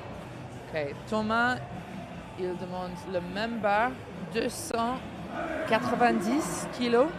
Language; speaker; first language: French; non-native, learner; English